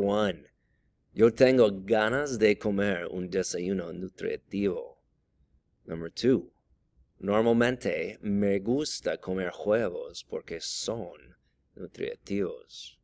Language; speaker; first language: Spanish; non-native, fluent; English